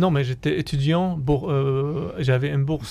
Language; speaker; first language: French; non-native, fluent; Arabic